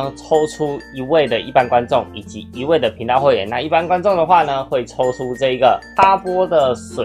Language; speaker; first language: Chinese; native; Chinese